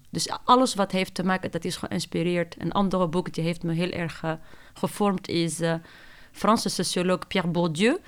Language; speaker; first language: Dutch; non-native, fluent; Arabic